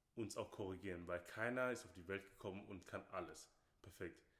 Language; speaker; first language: German; non-native, fluent; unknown